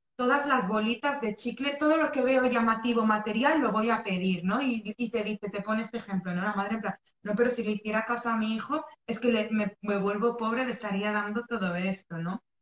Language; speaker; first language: Spanish; early bilingual, other home language; Arabic